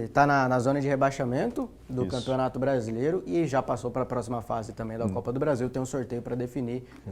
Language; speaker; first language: Portuguese; native; Portuguese